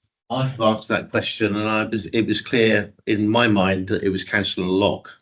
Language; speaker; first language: English; native; English